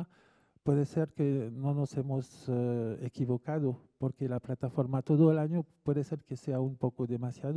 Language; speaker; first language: Spanish; non-native, fluent; French